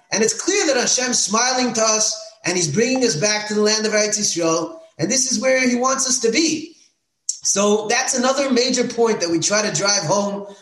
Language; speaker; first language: English; native; English